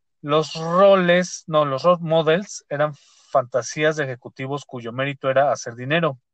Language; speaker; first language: Spanish; native; Spanish